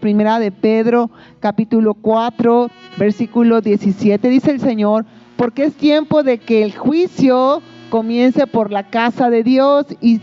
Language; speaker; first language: Spanish; native; Spanish